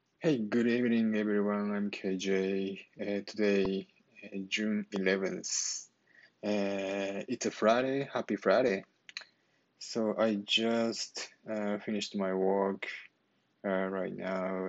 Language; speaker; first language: English; non-native, learner; Japanese